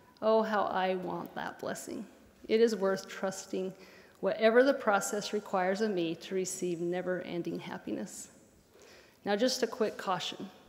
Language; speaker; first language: English; native; English